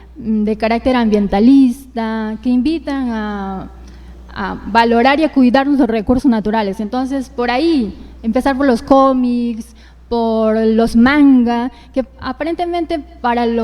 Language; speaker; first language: Spanish; native; Spanish